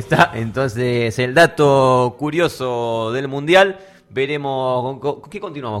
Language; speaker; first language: Spanish; native; Spanish